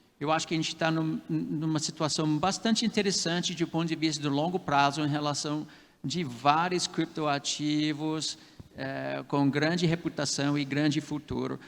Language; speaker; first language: Portuguese; non-native, fluent; English